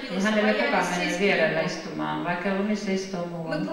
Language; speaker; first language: Finnish; non-native, fluent; Russian